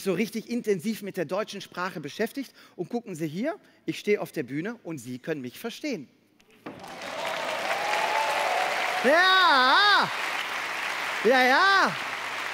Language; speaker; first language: German; non-native, fluent; Dutch